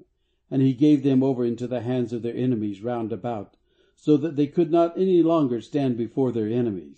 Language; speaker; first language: English; native; English